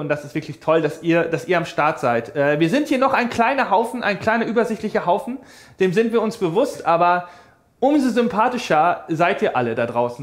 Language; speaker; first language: German; native; German